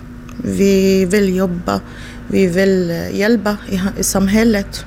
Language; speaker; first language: Swedish; non-native, learner; Arabic